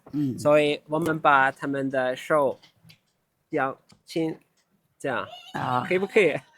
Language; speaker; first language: Chinese; non-native, learner; Turkish